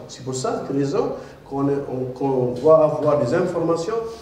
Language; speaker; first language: French; non-native, local second language; Arabic